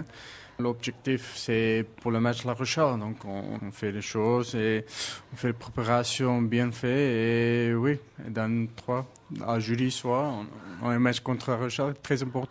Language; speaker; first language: French; non-native, learner; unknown